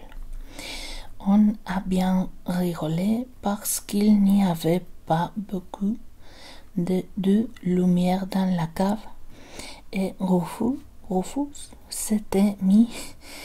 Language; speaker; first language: French; non-native, learner; Spanish